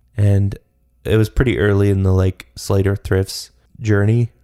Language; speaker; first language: English; native; English